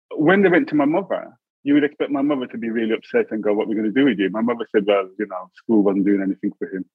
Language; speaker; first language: English; native; English